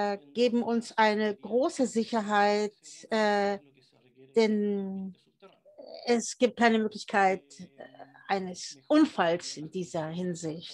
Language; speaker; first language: German; early bilingual, heritage; German